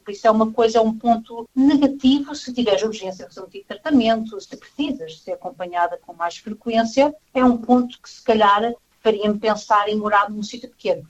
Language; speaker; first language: Portuguese; native; Portuguese